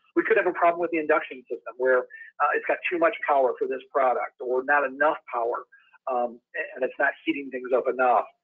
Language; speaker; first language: English; native; English